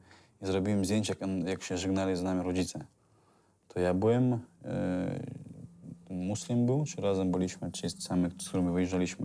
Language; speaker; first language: Polish; non-native, fluent; Chechen